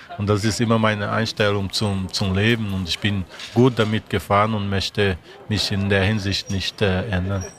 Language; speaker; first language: German; non-native, fluent; Portuguese